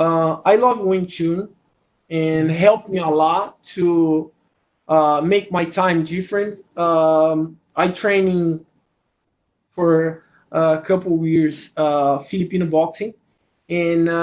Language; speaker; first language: English; non-native, learner; Portuguese